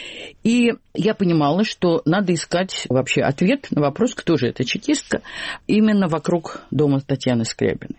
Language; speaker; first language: Russian; native; Russian